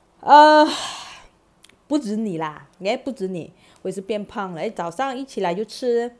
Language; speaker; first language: Chinese; non-native, fluent; Malay